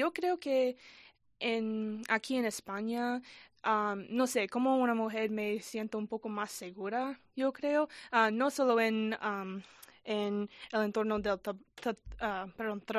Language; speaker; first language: Spanish; non-native, learner; English